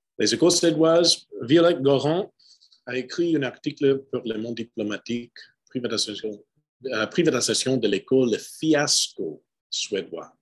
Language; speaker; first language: French; non-native, fluent; English